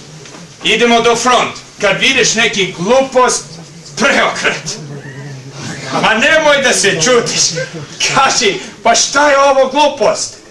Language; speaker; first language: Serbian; early bilingual, heritage; Serbian